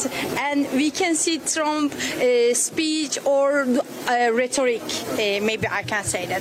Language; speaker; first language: English; non-native, fluent; Turkish